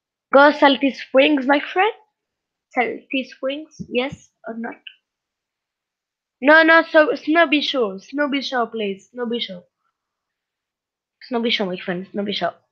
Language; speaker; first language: English; non-native, learner; French